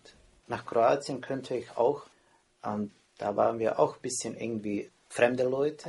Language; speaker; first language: German; non-native, fluent; Croatian